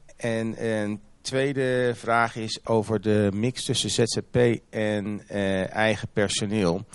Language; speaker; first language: Dutch; native; Dutch